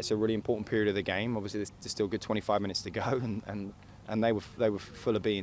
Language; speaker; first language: English; native; English